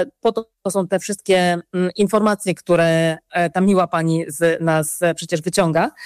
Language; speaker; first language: Polish; native; Polish